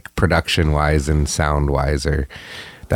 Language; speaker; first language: English; native; English